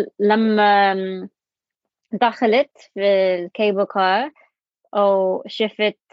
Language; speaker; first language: Arabic; non-native, learner; English